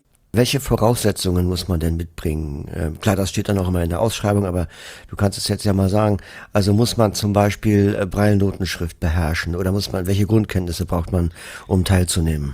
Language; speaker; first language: German; native; German